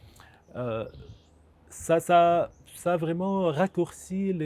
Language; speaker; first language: French; non-native, local second language; Arabic